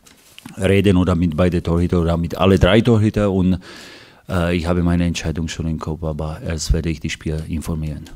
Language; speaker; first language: German; non-native, fluent; Hungarian